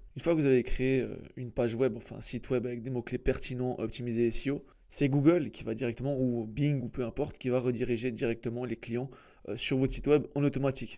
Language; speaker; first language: French; native; French